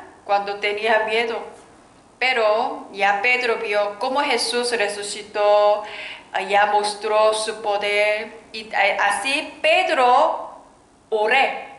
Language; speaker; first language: Spanish; non-native, learner; Korean